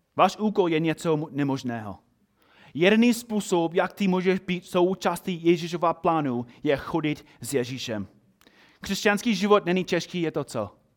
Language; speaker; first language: Czech; non-native, fluent; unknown